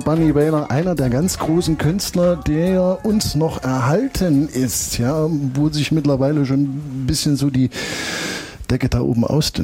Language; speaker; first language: German; native; German